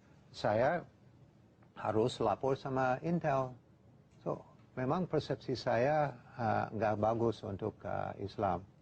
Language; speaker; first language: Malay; non-native, fluent; English